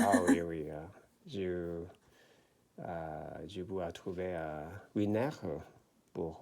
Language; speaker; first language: French; non-native, learner; Korean